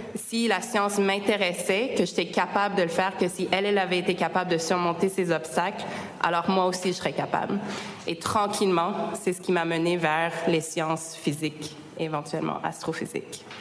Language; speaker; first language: French; native; French